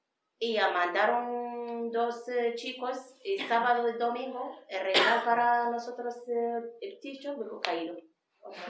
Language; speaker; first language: Spanish; non-native, learner; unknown